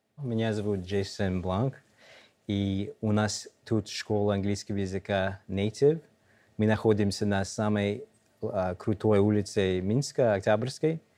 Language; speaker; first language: Russian; non-native, fluent; English